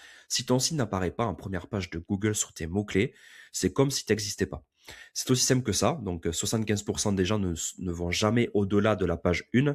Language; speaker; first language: French; native; French